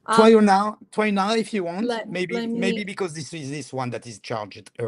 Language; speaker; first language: English; non-native, fluent; French